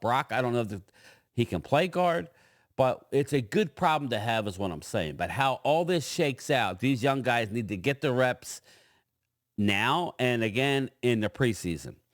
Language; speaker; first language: English; native; English